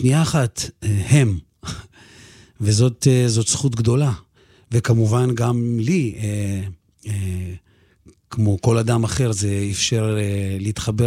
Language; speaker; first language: Hebrew; early bilingual, other home language; Russian